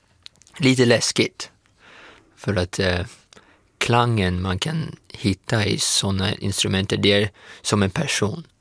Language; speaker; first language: Swedish; non-native, fluent; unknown